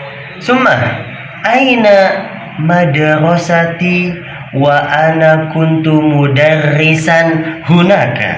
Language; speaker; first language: Arabic; non-native, fluent; Indonesian